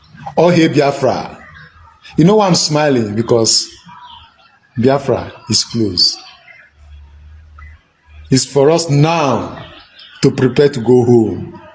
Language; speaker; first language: Nigerian Pidgin; non-native, local second language; Igbo